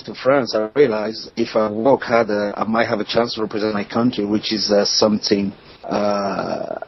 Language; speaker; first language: English; non-native, local second language; French